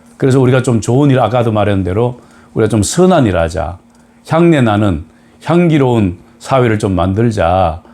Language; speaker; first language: Korean; native; Korean